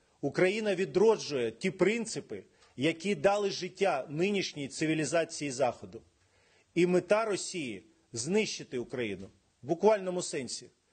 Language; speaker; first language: Ukrainian; non-native, local second language; Russian